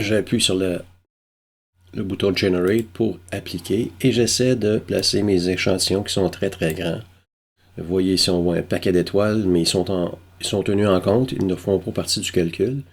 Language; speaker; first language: French; native; French